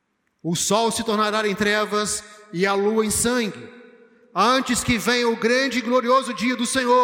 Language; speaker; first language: Portuguese; native; Portuguese